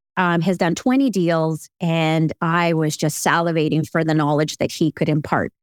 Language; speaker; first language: English; early bilingual, other home language; Ukrainian